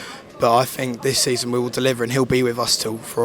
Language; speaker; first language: English; native; English